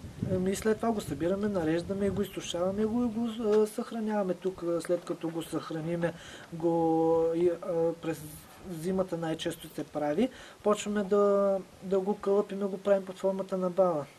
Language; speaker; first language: Bulgarian; native; Bulgarian